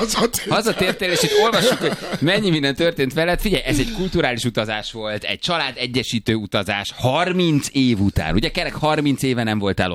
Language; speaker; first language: Hungarian; native; Hungarian